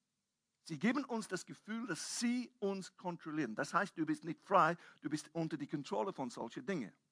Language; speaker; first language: German; non-native, fluent; English